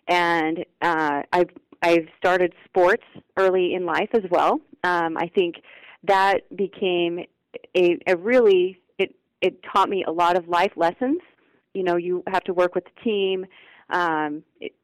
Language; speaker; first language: English; native; English